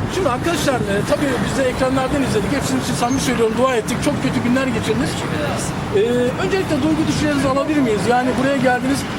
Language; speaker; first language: Turkish; native; Turkish